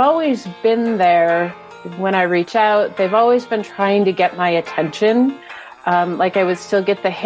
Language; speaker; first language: English; native; English